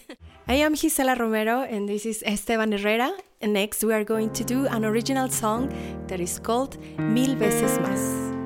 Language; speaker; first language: English; non-native, fluent; Spanish